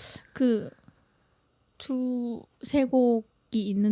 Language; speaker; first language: Korean; non-native, fluent; Thai